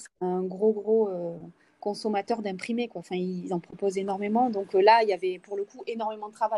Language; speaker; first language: French; native; French